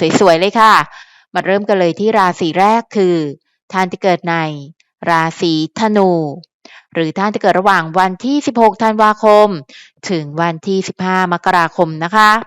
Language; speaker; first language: Thai; native; Thai